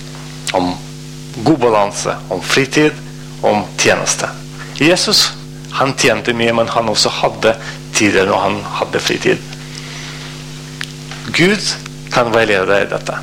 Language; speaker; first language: Norwegian; non-native, fluent; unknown